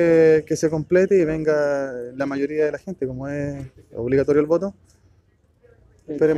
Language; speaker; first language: Spanish; native; Spanish